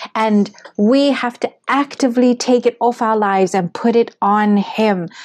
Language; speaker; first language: English; native; English